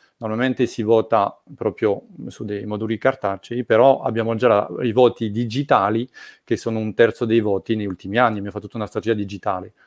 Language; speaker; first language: Italian; non-native, fluent; French